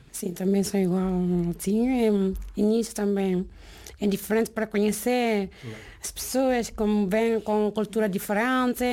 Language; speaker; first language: Portuguese; non-native, learner; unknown